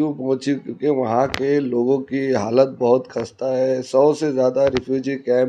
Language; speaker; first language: Hindi; native; Hindi